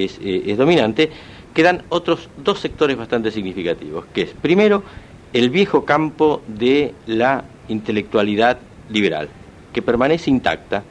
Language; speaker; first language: Spanish; native; Spanish